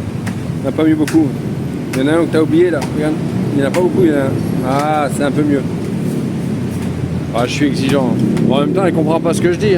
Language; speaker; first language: French; native; French